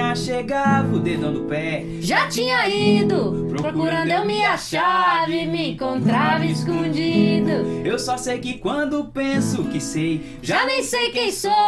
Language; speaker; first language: Portuguese; native; Portuguese